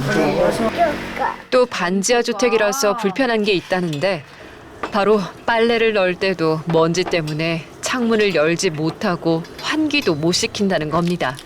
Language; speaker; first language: Korean; native; Korean